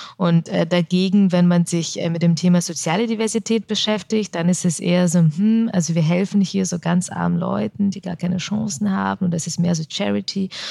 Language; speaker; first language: German; early bilingual, other home language; Russian